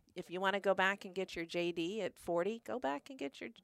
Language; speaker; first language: English; native; English